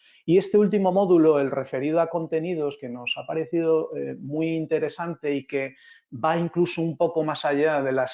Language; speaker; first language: Spanish; native; Spanish